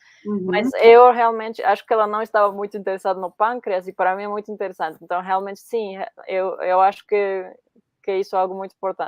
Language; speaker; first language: Portuguese; non-native, fluent; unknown